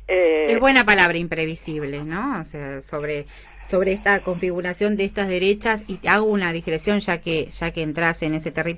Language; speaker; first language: Spanish; native; Spanish